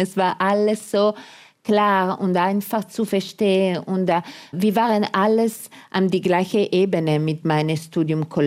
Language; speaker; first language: German; non-native, fluent; Italian